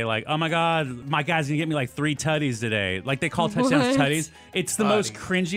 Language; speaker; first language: English; native; English